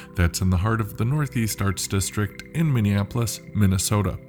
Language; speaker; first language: English; native; English